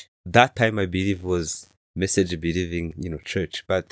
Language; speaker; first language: English; non-native, local second language; Kinyarwanda